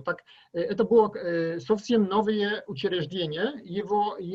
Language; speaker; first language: Russian; non-native, learner; Polish